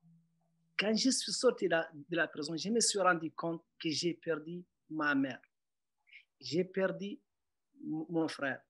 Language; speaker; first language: French; non-native, local second language; Arabic